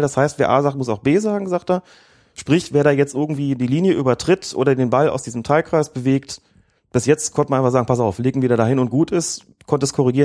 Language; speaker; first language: German; native; German